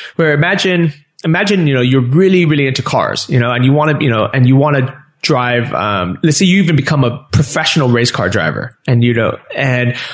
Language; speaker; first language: English; native; English